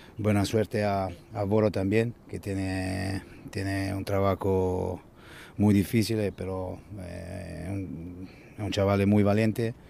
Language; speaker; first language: Spanish; non-native, learner; Italian